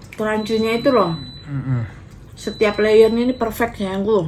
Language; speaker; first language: Indonesian; native; Indonesian